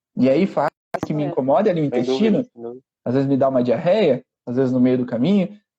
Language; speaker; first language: Portuguese; native; Portuguese